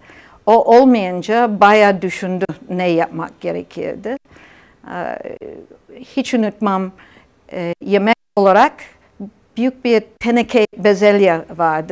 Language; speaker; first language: Turkish; non-native, fluent; English